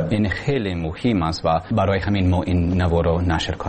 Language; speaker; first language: Persian; non-native, learner; English